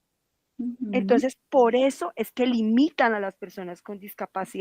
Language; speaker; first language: Spanish; native; Spanish